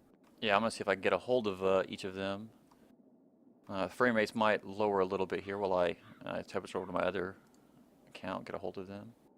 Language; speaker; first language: English; native; English